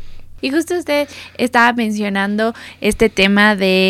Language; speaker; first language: Spanish; native; Spanish